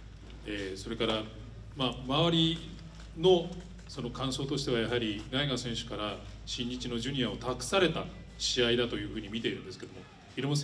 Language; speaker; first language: Japanese; native; Japanese